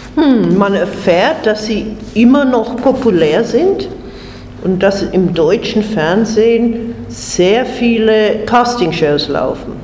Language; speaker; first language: German; non-native, fluent; English